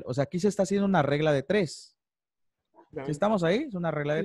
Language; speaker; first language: Spanish; native; Spanish